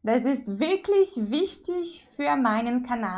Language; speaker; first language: German; non-native, fluent; Portuguese